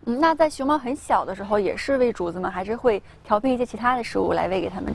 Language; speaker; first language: Chinese; native; Chinese